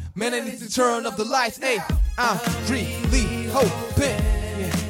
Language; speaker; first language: French; native; French